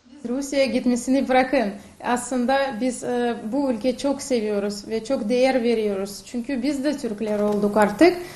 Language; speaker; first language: Turkish; non-native, learner; Russian